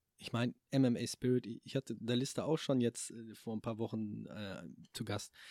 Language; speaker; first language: German; native; German